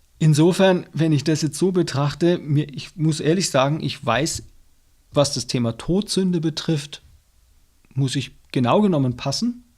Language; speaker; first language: German; native; German